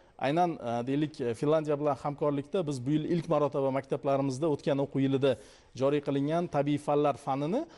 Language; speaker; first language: Uzbek; native; Uzbek